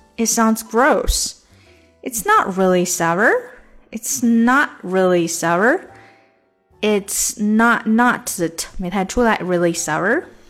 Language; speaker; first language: English; non-native, fluent; Chinese